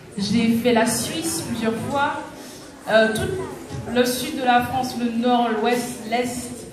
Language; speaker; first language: French; native; French